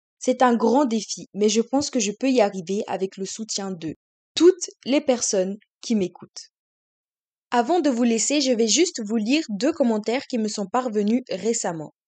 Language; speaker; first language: French; native; French